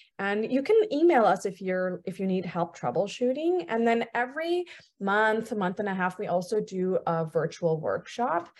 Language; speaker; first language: English; early bilingual, other home language; Punjabi